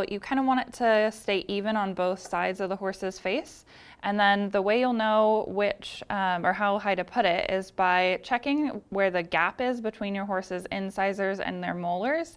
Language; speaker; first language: English; native; English